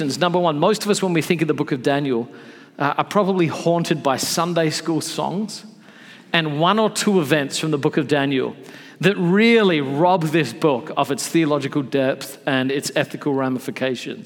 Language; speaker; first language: English; native; English